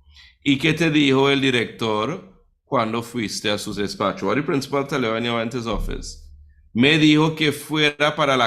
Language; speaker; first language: Spanish; non-native, fluent; English